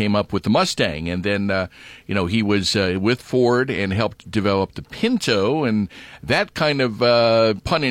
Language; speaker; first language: English; native; English